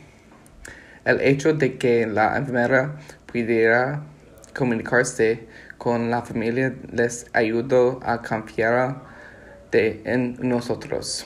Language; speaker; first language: Spanish; non-native, learner; English